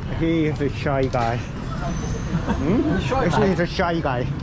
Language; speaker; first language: English; non-native, learner; Korean